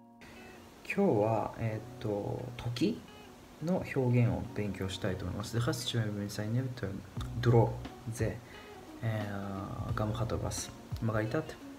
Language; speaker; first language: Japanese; non-native, learner; Georgian